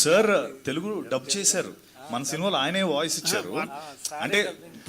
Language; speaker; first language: Telugu; native; Telugu